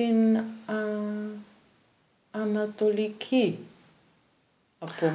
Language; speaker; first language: Greek; non-native, learner; German